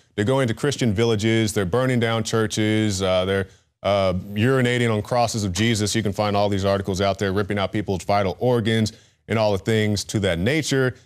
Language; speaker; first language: English; native; English